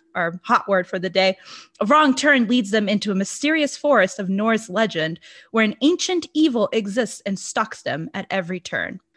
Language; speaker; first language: English; non-native, fluent; Portuguese